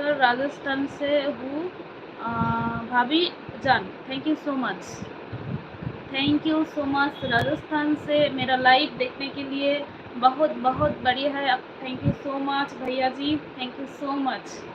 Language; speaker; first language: Hindi; non-native, local second language; Bangla